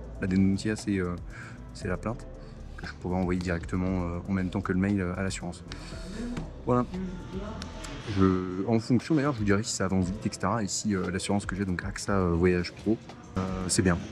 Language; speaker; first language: French; native; French